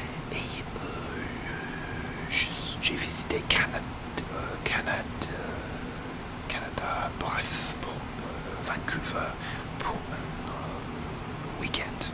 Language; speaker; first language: French; non-native, learner; English